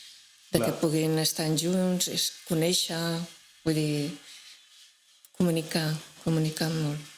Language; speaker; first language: Catalan; non-native, local second language; Spanish